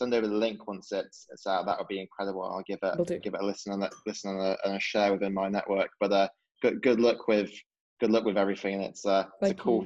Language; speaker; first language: English; native; English